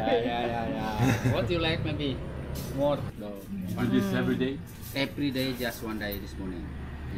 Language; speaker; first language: English; non-native, learner; Indonesian